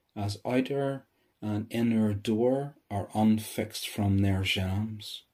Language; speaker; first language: English; native; English